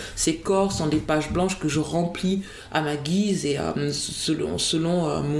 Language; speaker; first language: French; native; French